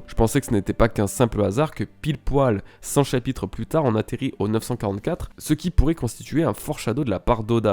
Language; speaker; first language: French; native; French